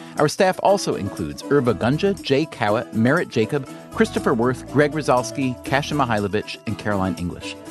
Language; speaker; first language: English; native; English